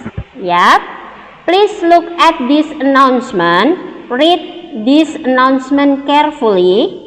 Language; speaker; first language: English; non-native, learner; Indonesian